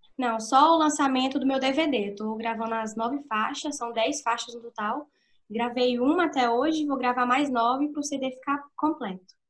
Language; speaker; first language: Portuguese; native; Portuguese